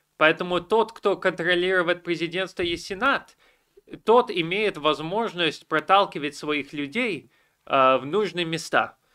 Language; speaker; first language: Russian; early bilingual, heritage; Russian